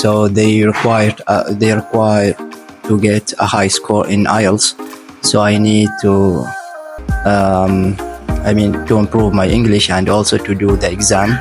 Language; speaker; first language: English; non-native, learner; Arabic